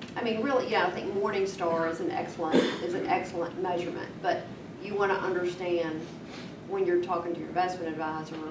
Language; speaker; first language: English; native; English